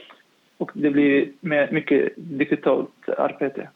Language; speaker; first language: Swedish; non-native, fluent; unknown